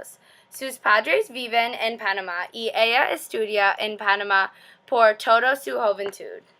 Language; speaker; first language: Spanish; non-native, learner; English